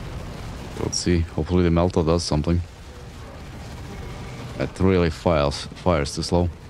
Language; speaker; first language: English; native; English